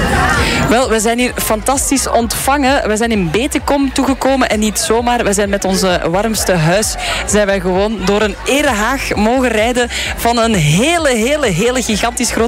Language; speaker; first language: Dutch; native; Dutch